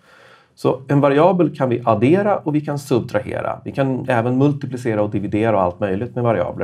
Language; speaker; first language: Swedish; native; Swedish